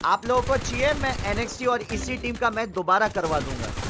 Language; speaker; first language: Hindi; native; Hindi